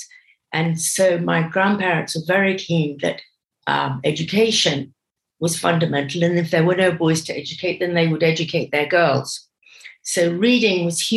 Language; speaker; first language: English; native; English